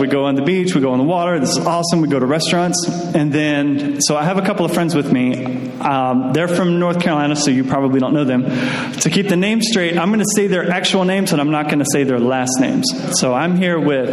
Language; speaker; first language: English; native; English